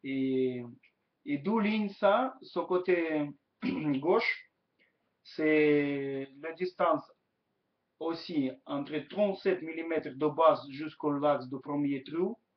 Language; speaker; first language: French; non-native, learner; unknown